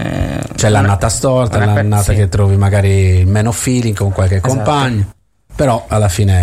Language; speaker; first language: Italian; native; Italian